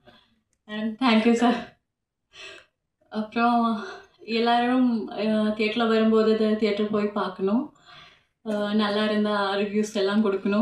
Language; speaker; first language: Tamil; non-native, fluent; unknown